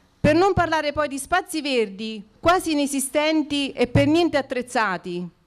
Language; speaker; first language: Italian; native; Italian